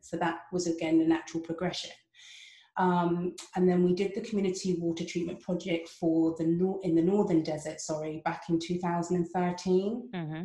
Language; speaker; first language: English; native; English